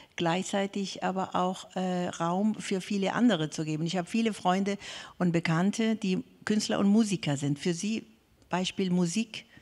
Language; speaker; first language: German; non-native, fluent; Persian